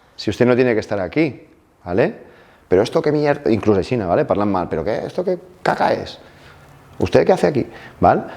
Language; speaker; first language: Spanish; non-native, local second language; Catalan